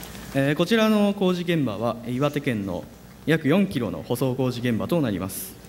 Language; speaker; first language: Japanese; native; Japanese